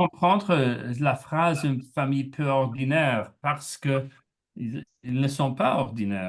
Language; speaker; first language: French; non-native, learner; English